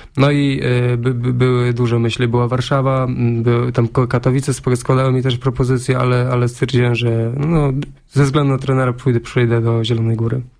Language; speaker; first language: Polish; native; Polish